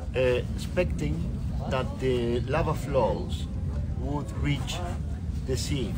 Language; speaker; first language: English; non-native, fluent; Spanish